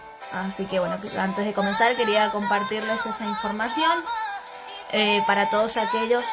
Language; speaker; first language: Spanish; native; Spanish